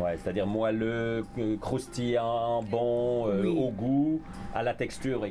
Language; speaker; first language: French; native; French